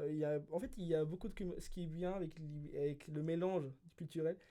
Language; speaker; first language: French; early bilingual, other home language; Spanish